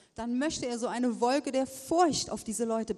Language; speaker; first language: German; native; German